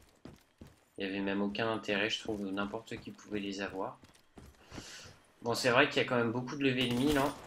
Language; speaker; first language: French; native; French